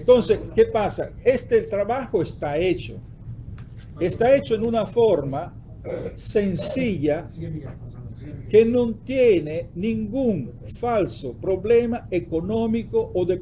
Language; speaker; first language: Spanish; non-native, fluent; Italian